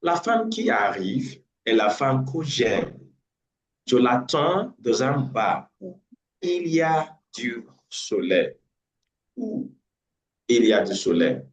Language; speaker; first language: French; non-native, learner; English